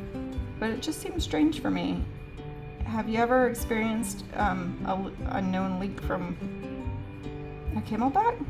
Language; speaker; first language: English; native; English